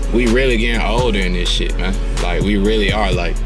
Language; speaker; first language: English; native; English